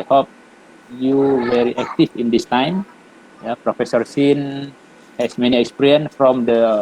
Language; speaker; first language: English; non-native, learner; Indonesian